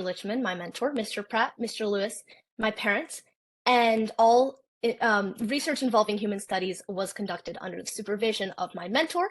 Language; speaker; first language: English; native; English